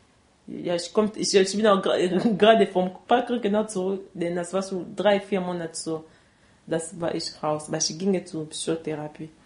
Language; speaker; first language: German; non-native, learner; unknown